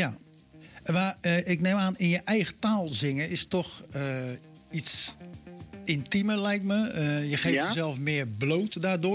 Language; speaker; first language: Dutch; native; Dutch